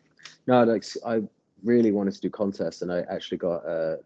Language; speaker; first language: English; native; English